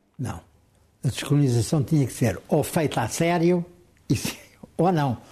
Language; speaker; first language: Portuguese; native; Portuguese